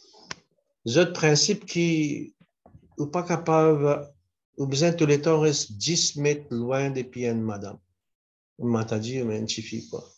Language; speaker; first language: French; non-native, local second language; Morisyen